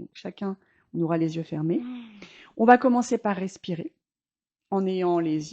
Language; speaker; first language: French; native; French